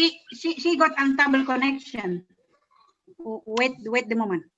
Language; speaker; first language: English; non-native, learner; Indonesian